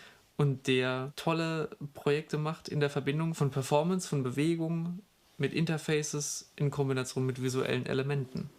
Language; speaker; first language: German; native; German